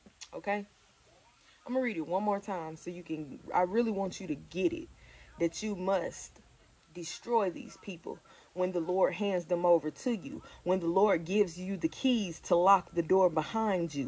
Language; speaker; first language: English; native; English